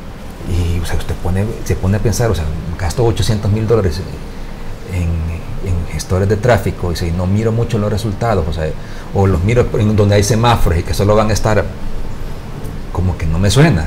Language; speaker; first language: Spanish; native; Spanish